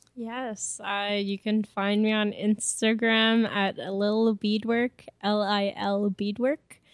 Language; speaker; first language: English; non-native, fluent; French